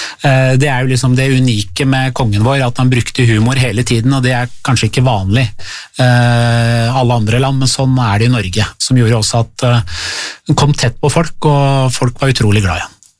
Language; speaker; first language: Norwegian; native; Norwegian